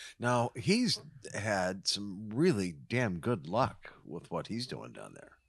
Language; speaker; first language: English; native; English